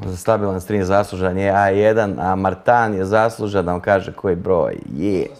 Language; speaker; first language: Croatian; native; Croatian